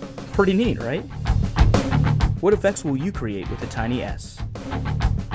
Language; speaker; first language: English; native; English